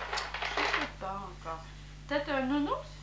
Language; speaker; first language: French; native; French